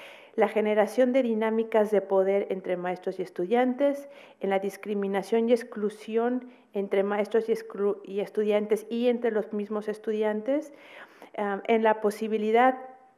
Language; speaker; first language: Spanish; native; Spanish